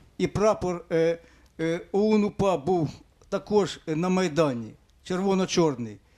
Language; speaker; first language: Ukrainian; native; Ukrainian